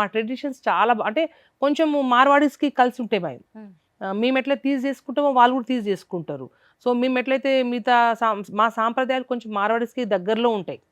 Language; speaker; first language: Telugu; non-native, local second language; Lambadi